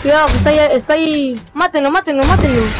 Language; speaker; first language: Spanish; early bilingual, heritage; Spanish